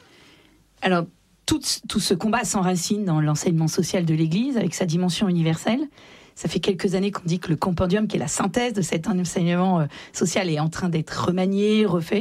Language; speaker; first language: French; native; French